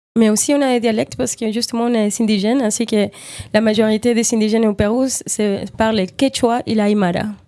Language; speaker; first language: French; non-native, fluent; Spanish